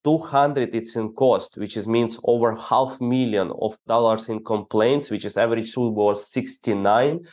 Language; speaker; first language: English; non-native, fluent; Ukrainian